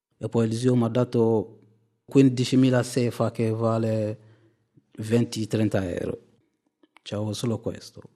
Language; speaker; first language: Italian; non-native, fluent; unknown